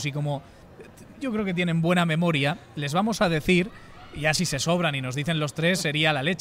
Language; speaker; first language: Spanish; native; Spanish